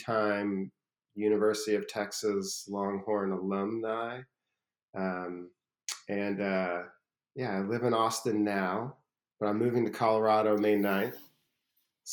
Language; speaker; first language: English; native; English